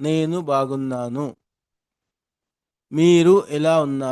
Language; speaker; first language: Telugu; non-native, local second language; Urdu